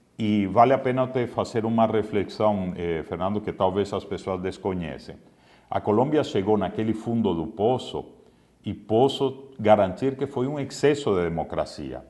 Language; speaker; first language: Portuguese; non-native, fluent; Spanish